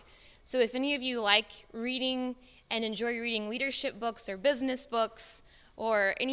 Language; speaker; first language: English; native; English